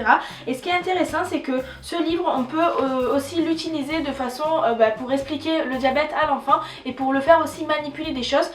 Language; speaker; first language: French; native; French